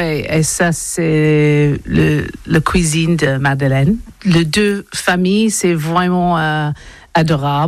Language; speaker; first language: French; non-native, learner; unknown